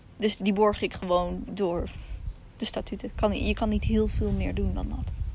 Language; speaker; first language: Dutch; early bilingual, other home language; Russian